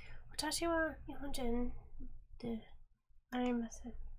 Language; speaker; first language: Japanese; non-native, learner; English